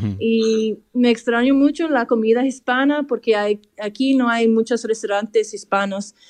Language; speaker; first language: Spanish; early bilingual, heritage; English